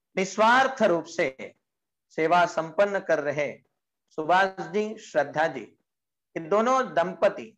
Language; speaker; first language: Hindi; non-native, local second language; Marathi